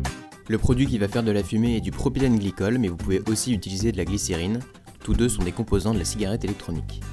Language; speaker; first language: French; native; French